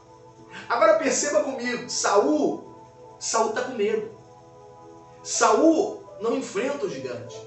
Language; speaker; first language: Portuguese; native; Portuguese